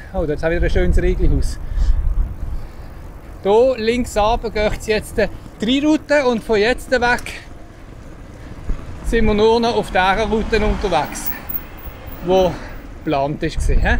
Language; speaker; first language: German; native; German